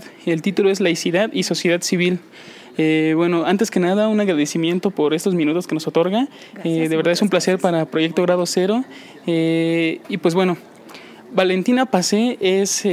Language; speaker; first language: Spanish; native; Spanish